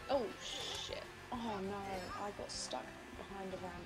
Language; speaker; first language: English; native; English